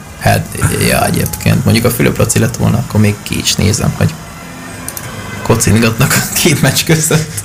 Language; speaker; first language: Hungarian; native; Hungarian